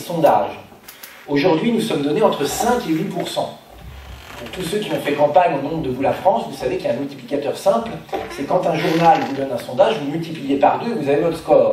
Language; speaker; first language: French; native; French